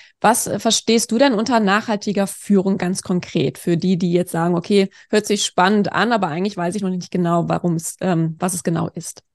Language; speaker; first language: German; native; German